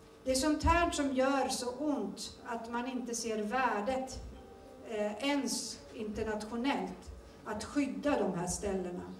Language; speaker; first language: Swedish; early bilingual, other home language; Turoyo